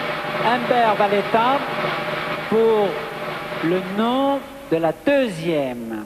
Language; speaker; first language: French; native; French